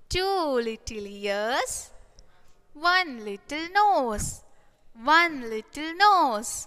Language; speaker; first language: English; non-native, local second language; Malayalam